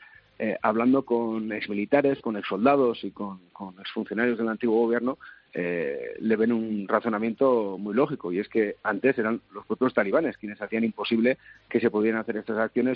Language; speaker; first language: Spanish; native; Spanish